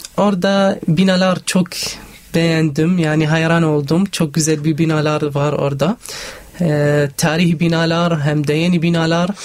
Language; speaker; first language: Turkish; non-native, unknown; Arabic